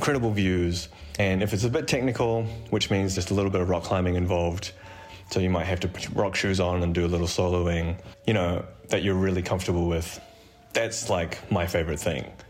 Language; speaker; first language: English; native; English